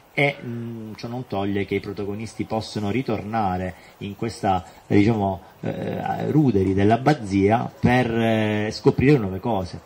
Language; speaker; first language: Italian; native; Italian